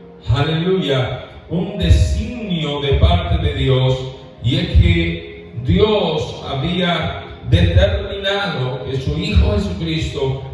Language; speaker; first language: Spanish; native; Spanish